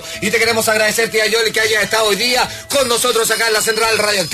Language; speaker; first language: Spanish; native; Spanish